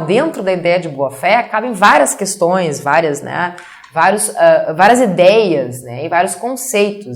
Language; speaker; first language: Portuguese; native; Portuguese